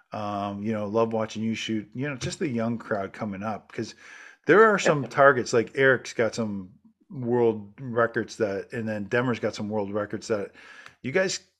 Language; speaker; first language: English; native; English